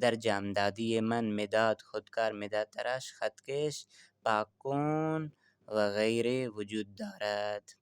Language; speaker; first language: Persian; non-native, fluent; Urdu